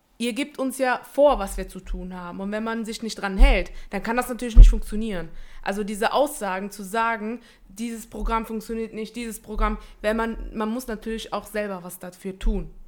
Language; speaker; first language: German; early bilingual, other home language; Italian